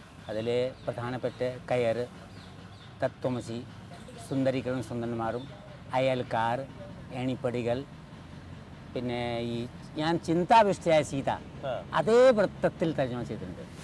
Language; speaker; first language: Malayalam; non-native, local second language; Hindi